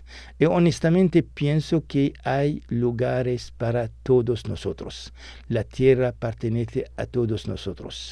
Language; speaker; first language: Spanish; non-native, fluent; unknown